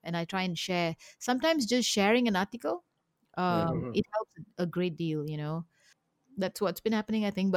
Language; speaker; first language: English; native; English